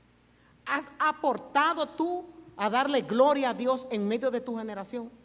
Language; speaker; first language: Spanish; native; Spanish